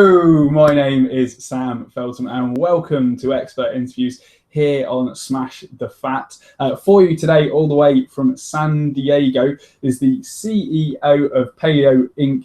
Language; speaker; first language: English; native; English